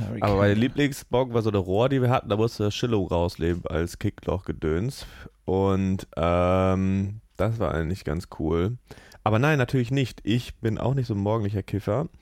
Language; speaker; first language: German; native; German